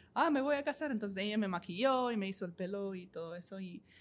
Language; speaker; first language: Spanish; non-native, fluent; English